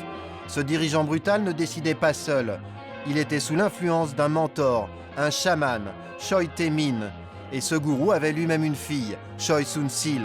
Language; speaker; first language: French; native; French